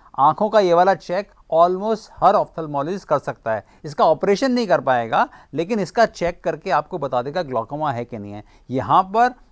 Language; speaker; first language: Hindi; native; Hindi